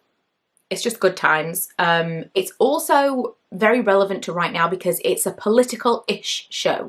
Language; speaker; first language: English; native; English